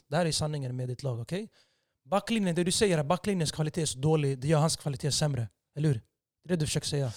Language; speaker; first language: Swedish; early bilingual, other home language; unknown